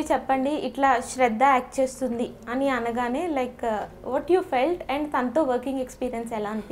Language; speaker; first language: Telugu; native; Telugu